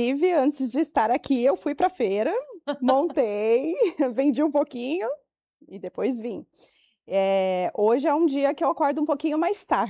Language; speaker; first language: Portuguese; native; Portuguese